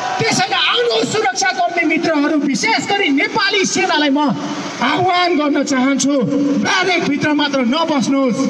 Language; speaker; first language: Nepali; non-native, local second language; Newari